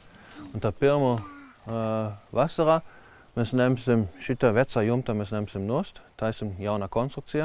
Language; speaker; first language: Latvian; non-native, learner; German